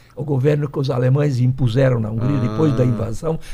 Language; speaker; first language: Portuguese; early bilingual, other home language; Hungarian